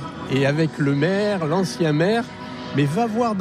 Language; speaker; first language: French; native; French